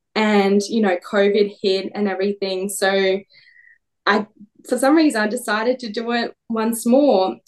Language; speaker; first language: English; native; English